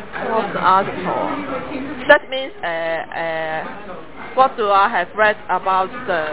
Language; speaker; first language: English; non-native, learner; Cantonese